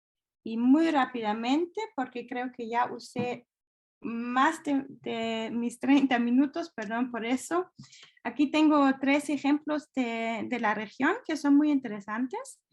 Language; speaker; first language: Spanish; non-native, fluent; German